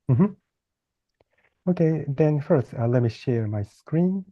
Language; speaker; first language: English; non-native, fluent; Japanese